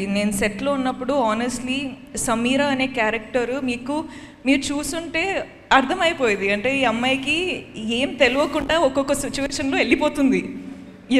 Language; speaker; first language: Telugu; non-native, fluent; Kodava